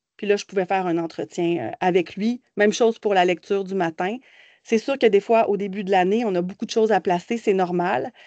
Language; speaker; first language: French; native; French